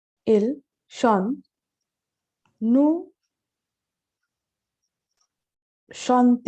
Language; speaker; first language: French; non-native, learner; Bangla